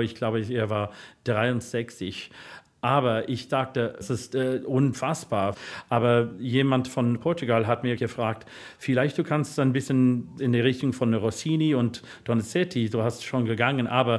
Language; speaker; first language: German; non-native, fluent; English